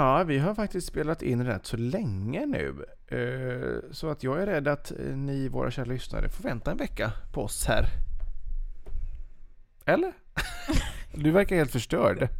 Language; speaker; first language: Swedish; native; Swedish